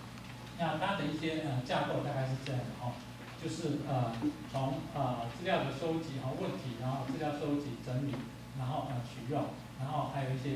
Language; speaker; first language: Chinese; native; Chinese